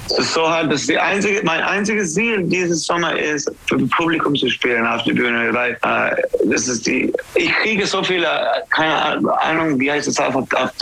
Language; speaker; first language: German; non-native, learner; English